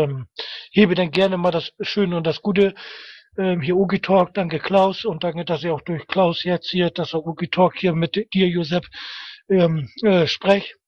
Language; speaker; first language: German; native; German